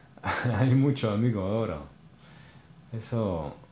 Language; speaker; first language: Spanish; non-native, learner; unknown